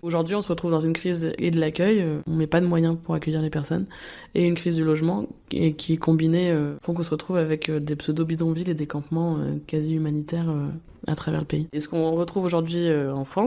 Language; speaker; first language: French; native; French